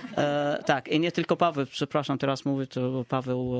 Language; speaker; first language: Polish; non-native, learner; Arabic